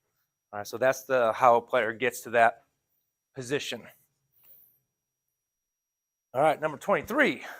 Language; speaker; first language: English; native; English